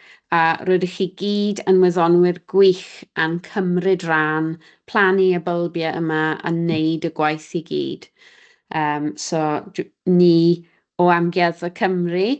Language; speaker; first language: Welsh; native; Welsh